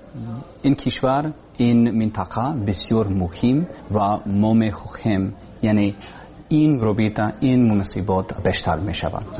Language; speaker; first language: Persian; non-native, learner; English